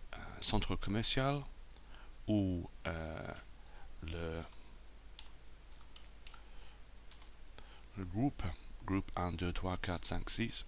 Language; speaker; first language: French; non-native, learner; English